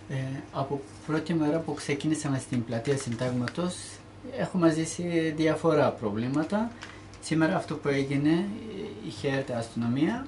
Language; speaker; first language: Greek; non-native, learner; Turkish